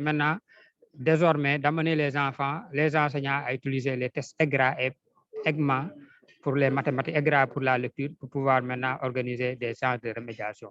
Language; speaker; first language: French; non-native, local second language; Wolof